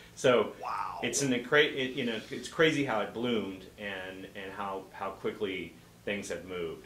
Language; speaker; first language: English; native; English